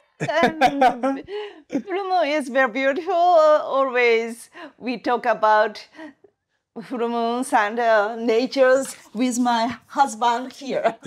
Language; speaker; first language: English; non-native, learner; Japanese